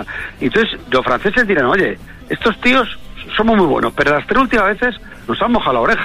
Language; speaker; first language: Spanish; native; Spanish